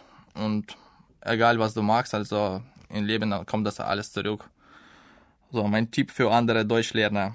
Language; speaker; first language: German; non-native, fluent; Russian